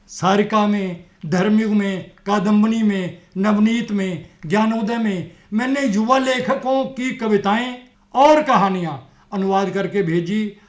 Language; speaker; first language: Hindi; non-native, local second language; Punjabi